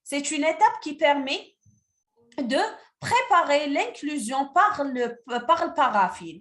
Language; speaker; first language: French; non-native, local second language; Arabic